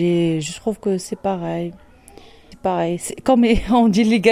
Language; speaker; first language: French; non-native, learner; Arabic